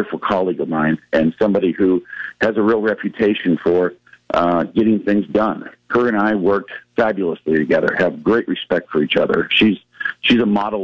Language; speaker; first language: English; native; English